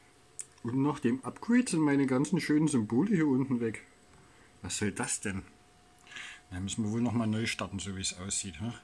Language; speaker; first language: German; native; German